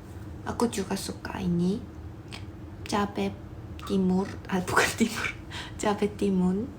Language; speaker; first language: Indonesian; non-native, fluent; Korean